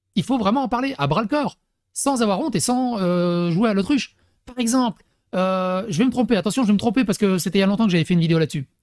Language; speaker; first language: French; early bilingual, other home language; Serbian